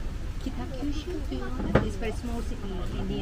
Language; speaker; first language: English; non-native, learner; Korean